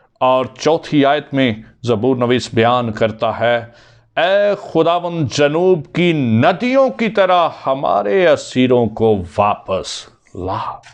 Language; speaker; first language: Urdu; non-native, local second language; Punjabi